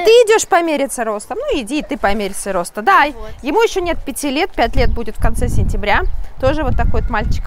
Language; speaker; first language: Russian; native; Russian